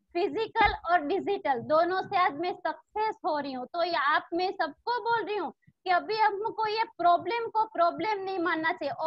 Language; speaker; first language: Hindi; non-native, local second language; Gujarati